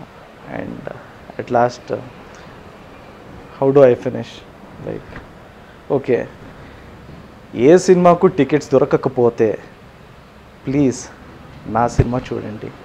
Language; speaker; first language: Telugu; non-native, learner; Kannada